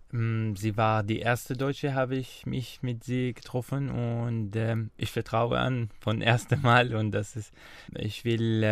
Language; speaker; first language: German; non-native, learner; Arabic